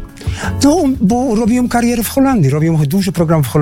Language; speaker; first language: Polish; non-native, learner; Dutch